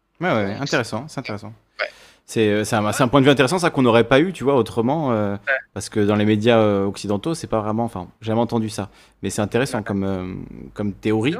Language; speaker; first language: French; native; French